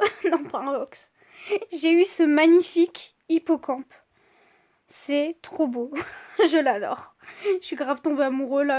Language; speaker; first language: French; native; French